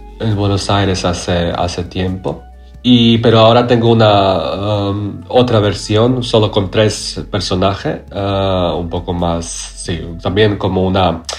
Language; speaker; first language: Spanish; non-native, learner; Croatian